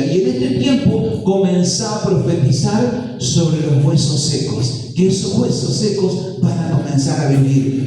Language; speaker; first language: Spanish; native; Spanish